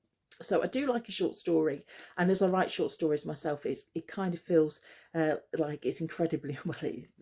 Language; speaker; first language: English; native; English